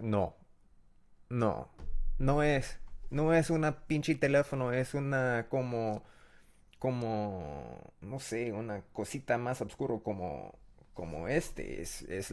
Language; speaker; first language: Spanish; non-native, learner; English